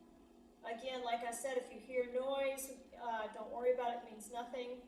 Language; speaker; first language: English; native; English